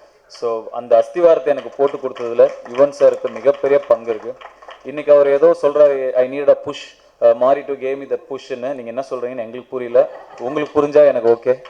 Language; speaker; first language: Tamil; native; Tamil